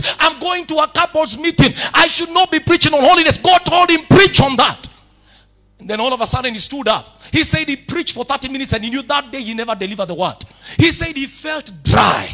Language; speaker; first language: English; non-native, local second language; Swahili